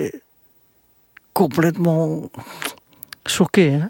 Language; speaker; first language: French; non-native, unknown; Indonesian